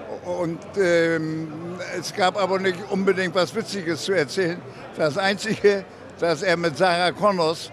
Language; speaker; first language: German; native; German